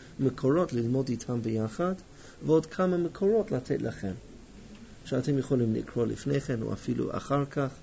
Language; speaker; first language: Hebrew; non-native, fluent; English